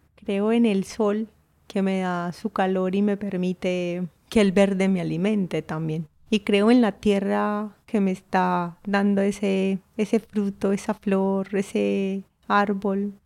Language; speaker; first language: Spanish; native; Spanish